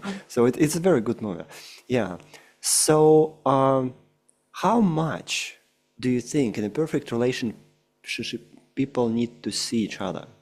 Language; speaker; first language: English; non-native, fluent; Russian